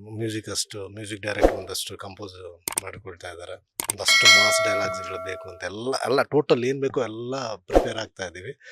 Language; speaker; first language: Kannada; native; Kannada